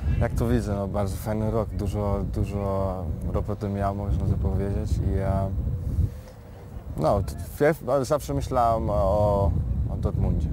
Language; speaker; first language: Polish; early bilingual, heritage; Polish